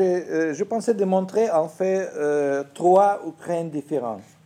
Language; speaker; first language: French; non-native, fluent; Russian